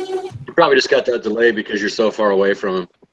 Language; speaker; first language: English; native; English